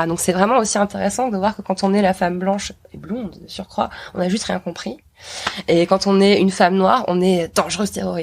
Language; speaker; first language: French; native; French